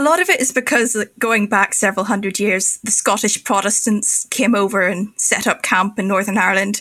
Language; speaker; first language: English; native; English